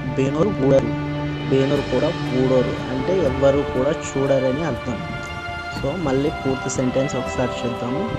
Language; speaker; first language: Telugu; non-native, local second language; Koya